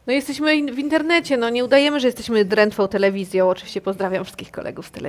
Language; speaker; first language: Polish; native; Polish